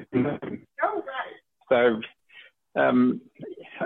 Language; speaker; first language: English; native; English